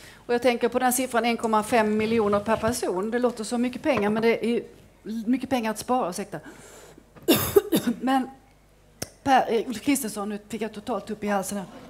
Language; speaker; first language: Swedish; native; Swedish